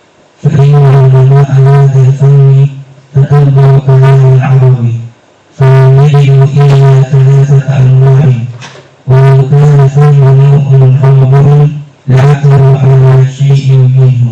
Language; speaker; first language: Arabic; non-native, fluent; Indonesian